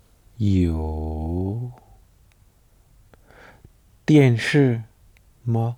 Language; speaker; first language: Chinese; non-native, learner; French